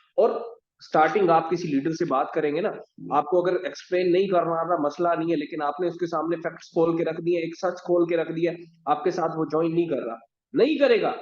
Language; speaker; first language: Urdu; non-native, local second language; Punjabi